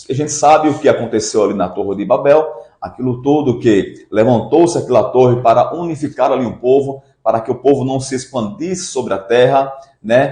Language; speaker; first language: Portuguese; native; Portuguese